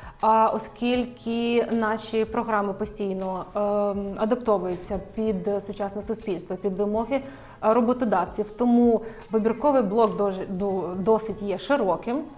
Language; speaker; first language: Ukrainian; native; Ukrainian